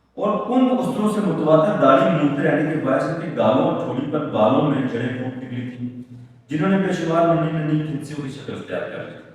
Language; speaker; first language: Urdu; non-native, local second language; Punjabi